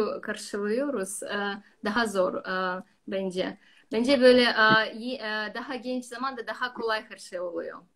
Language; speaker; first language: Turkish; non-native, learner; Russian